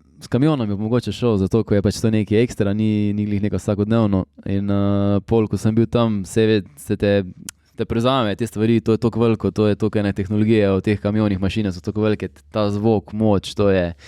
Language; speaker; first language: Slovenian; native; Slovenian